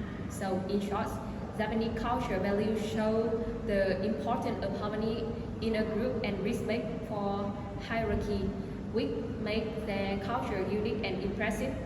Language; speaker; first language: English; non-native, learner; Vietnamese